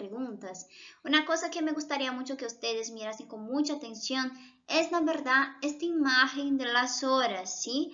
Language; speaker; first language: Spanish; non-native, fluent; Portuguese